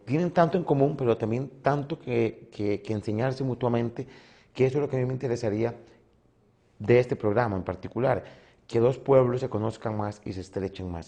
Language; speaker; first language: Spanish; native; Spanish